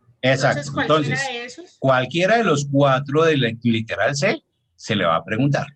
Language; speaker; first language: Spanish; native; Spanish